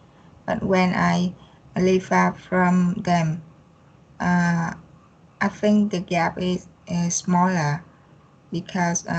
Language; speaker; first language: English; non-native, learner; Vietnamese